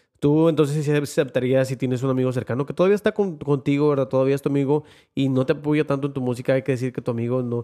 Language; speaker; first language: Spanish; early bilingual, heritage; Spanish